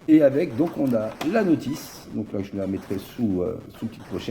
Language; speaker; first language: French; native; French